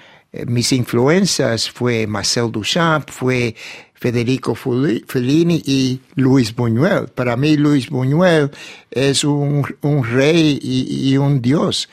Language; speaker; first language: Spanish; early bilingual, heritage; Spanish